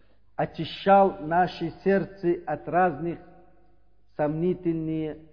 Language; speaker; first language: Russian; non-native, learner; Uzbek